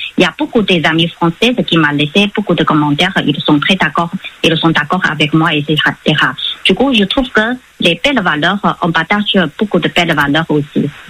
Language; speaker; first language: French; non-native, fluent; Chinese